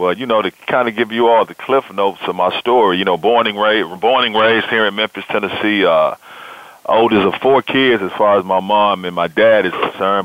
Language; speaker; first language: English; native; English